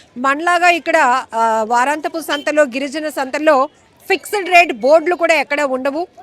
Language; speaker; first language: Telugu; native; Telugu